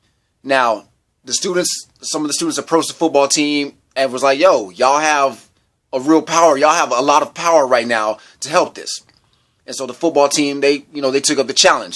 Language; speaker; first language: English; native; English